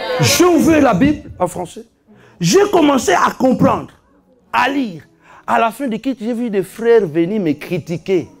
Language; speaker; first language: French; non-native, fluent; Lingala